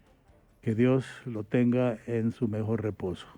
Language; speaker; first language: Spanish; native; Spanish